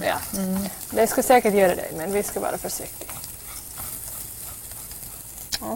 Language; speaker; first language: Swedish; non-native, fluent; English